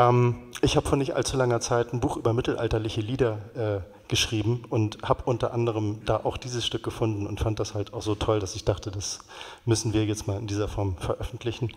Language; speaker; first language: German; native; German